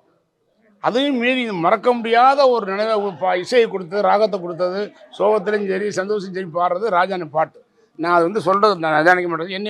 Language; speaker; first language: Tamil; native; Tamil